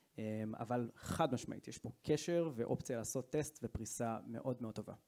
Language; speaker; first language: Hebrew; native; Hebrew